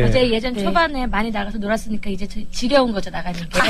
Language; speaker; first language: Korean; native; Korean